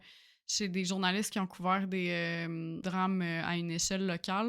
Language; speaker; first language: French; native; French